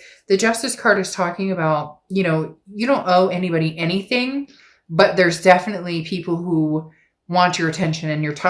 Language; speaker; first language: English; native; English